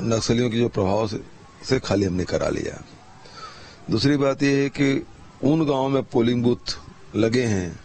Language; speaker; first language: Hindi; native; Hindi